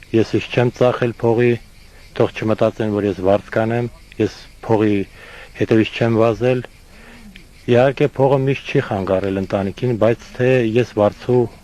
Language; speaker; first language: Armenian; non-native, fluent; Estonian